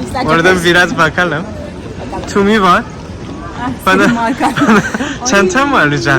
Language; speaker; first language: Turkish; non-native, learner; Korean